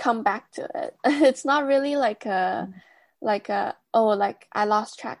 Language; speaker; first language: English; non-native, local second language; Cantonese